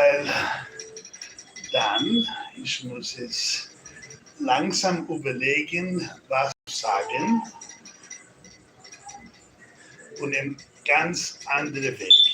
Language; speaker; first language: German; non-native, learner; English